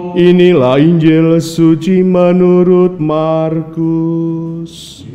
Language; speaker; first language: Indonesian; native; Indonesian